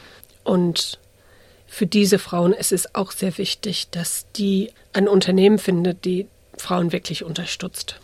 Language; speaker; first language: German; non-native, fluent; English